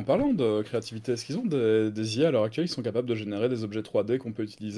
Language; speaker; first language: French; native; French